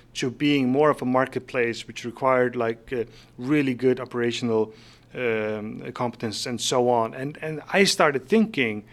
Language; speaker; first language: English; non-native, fluent; Faroese